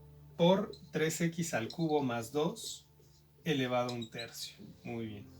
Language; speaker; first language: Spanish; native; Spanish